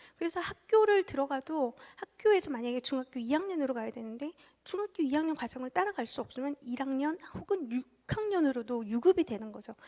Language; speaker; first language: Korean; early bilingual, heritage; Korean